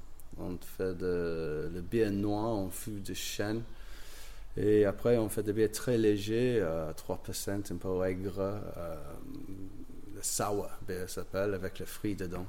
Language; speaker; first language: French; non-native, learner; English